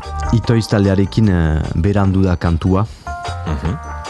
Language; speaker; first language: Basque; non-native, fluent; French